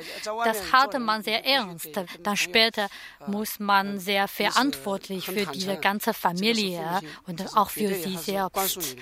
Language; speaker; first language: German; non-native, learner; Chinese